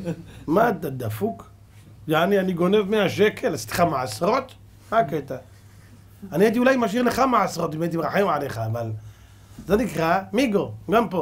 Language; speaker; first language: Hebrew; native; Hebrew